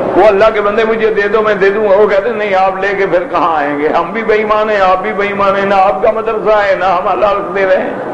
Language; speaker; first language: Urdu; early bilingual, heritage; Urdu